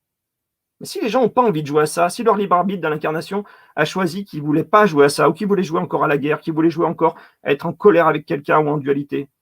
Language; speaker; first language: French; native; French